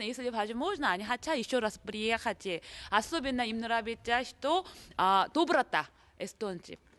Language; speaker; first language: Russian; non-native, fluent; Korean